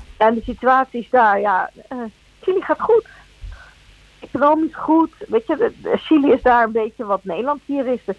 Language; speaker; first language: Dutch; early bilingual, other home language; Spanish